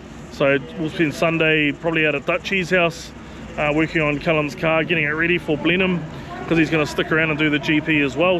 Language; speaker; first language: English; native; English